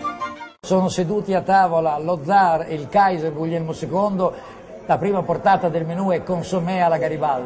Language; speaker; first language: Italian; native; Italian